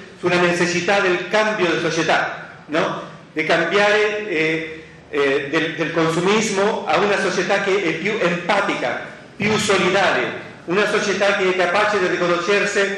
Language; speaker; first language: Italian; non-native, fluent; Spanish